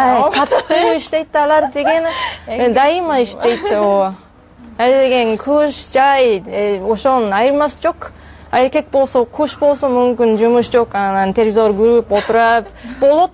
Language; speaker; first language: Kyrgyz; non-native, learner; Japanese